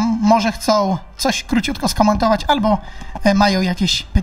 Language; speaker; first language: Polish; native; Polish